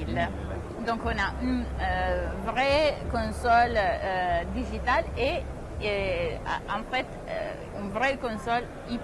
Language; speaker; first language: French; non-native, fluent; Italian